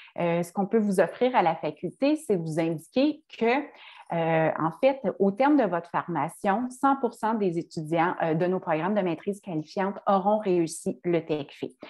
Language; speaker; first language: French; native; French